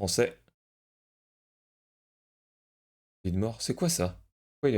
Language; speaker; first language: French; native; French